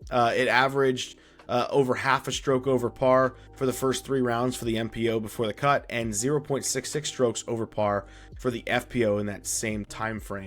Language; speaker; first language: English; native; English